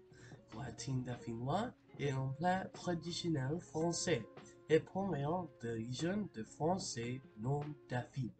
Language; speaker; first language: French; non-native, learner; English